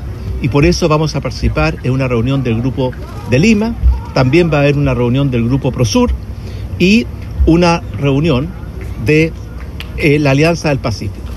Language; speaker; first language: Spanish; native; Spanish